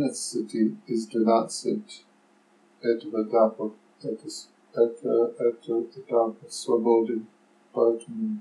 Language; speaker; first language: Russian; non-native, fluent; English